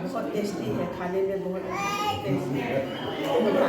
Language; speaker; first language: Hindi; non-native, local second language; Rongmei Naga